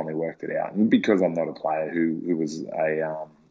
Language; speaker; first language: English; native; English